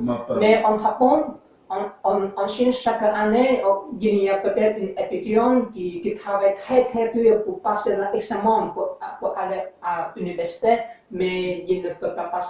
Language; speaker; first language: French; non-native, learner; English